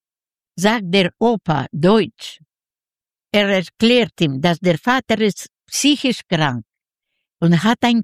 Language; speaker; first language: German; non-native, learner; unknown